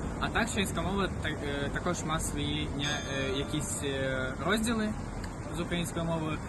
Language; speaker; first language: Ukrainian; non-native, local second language; Russian